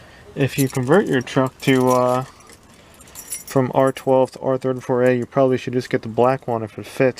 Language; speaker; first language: English; native; English